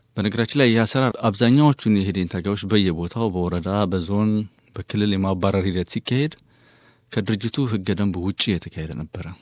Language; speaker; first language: Amharic; native; Amharic